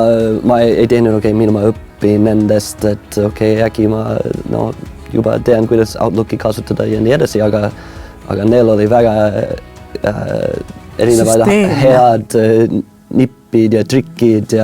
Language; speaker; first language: Estonian; non-native, fluent; English